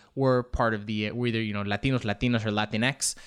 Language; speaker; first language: English; early bilingual, other home language; Spanish